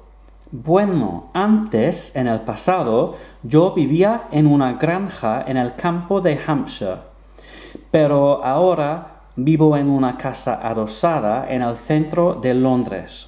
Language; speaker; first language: Spanish; non-native, fluent; English